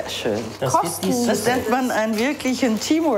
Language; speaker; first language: German; native; German